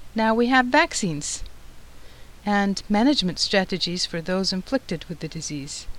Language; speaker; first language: English; non-native, fluent; Turkish